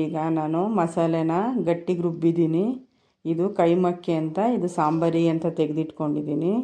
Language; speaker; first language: Kannada; native; Kannada